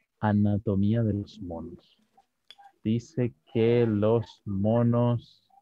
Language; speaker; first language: Spanish; native; Spanish